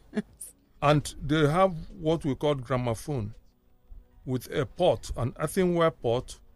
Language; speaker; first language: English; non-native, local second language; Igbo